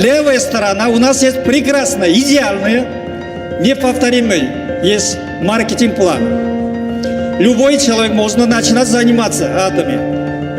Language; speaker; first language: Russian; non-native, learner; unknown